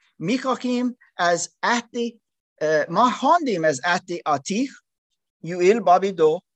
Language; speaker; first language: Persian; non-native, learner; German